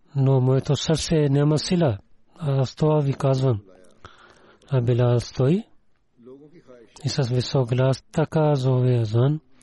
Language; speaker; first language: Bulgarian; non-native, learner; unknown